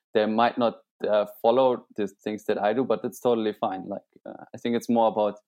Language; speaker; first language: English; non-native, fluent; German